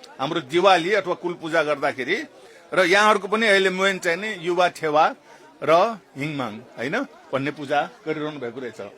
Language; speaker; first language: Nepali; non-native, local second language; Newari